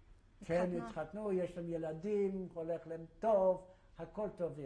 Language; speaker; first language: Hebrew; non-native, fluent; Yiddish